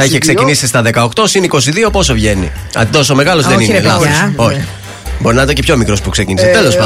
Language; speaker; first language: Greek; native; Greek